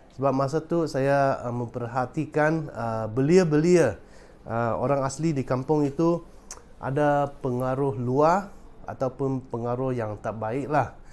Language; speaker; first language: Malay; non-native, local second language; Chinese